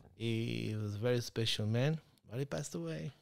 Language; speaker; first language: English; non-native, learner; Hebrew